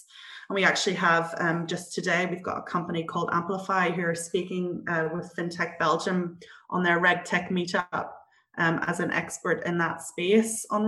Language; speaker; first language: English; native; English